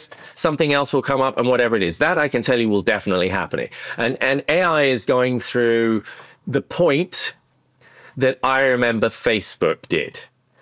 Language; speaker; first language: English; non-native, local second language; Akan